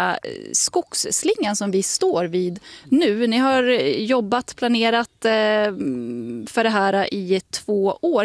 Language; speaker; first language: Swedish; native; Swedish